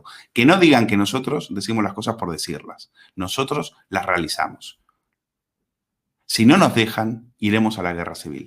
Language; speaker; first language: Spanish; native; Spanish